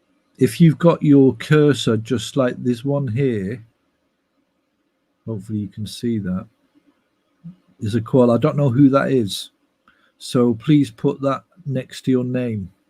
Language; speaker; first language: English; native; English